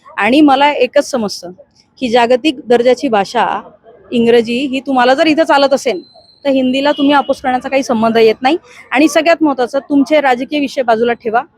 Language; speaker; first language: Marathi; non-native, local second language; Hindi